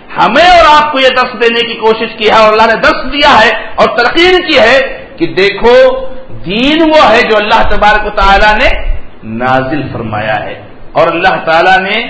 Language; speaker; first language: Urdu; native; Urdu